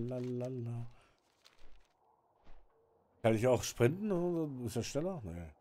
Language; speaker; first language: German; native; German